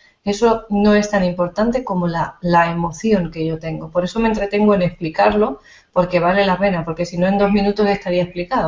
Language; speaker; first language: Spanish; native; Spanish